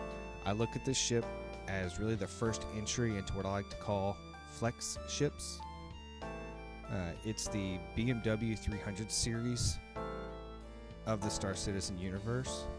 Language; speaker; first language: English; native; English